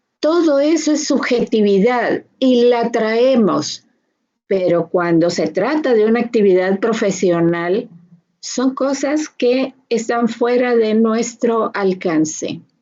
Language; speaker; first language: Spanish; native; Spanish